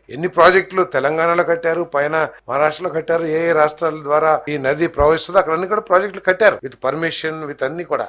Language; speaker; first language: Telugu; native; Telugu